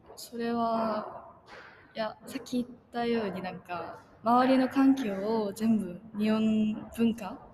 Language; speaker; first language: Japanese; non-native, fluent; Korean